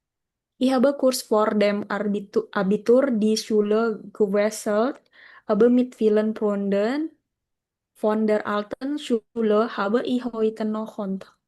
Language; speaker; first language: German; non-native, learner; Indonesian